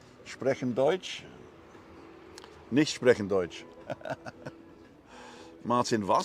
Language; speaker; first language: German; non-native, learner; English